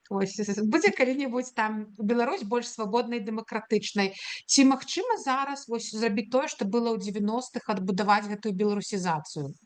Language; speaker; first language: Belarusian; non-native, local second language; Russian